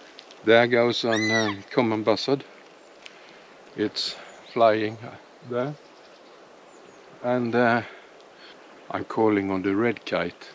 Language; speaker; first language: English; non-native, fluent; Swedish